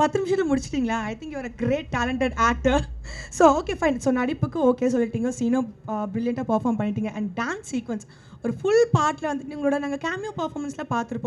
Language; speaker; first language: Tamil; native; Tamil